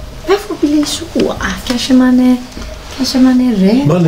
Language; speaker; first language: Swedish; non-native, fluent; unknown